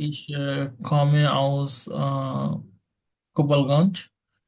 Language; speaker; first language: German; non-native, learner; Bangla